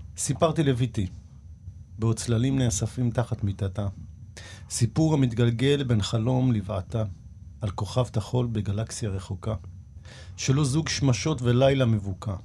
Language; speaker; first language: Hebrew; native; Hebrew